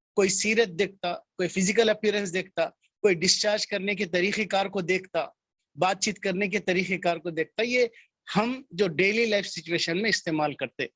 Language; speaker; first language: Urdu; native; Urdu